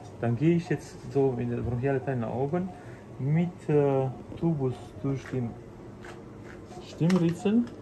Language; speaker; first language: German; non-native, learner; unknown